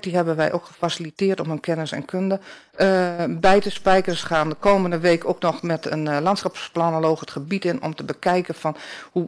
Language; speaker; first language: Dutch; native; Dutch